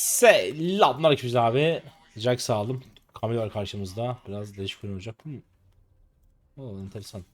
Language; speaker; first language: Turkish; native; Turkish